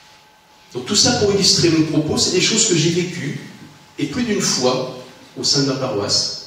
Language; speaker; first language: French; native; French